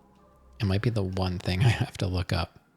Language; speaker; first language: English; native; English